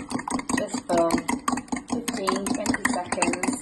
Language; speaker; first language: English; native; English